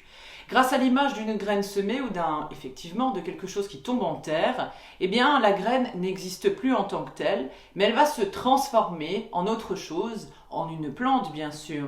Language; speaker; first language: French; native; French